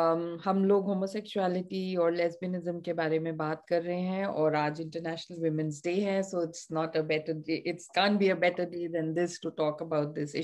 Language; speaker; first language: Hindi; native; Hindi